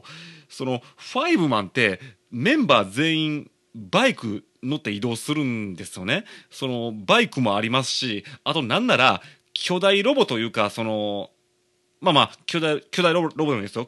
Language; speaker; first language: Japanese; native; Japanese